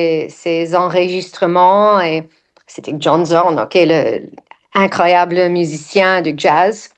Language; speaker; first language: French; non-native, fluent; English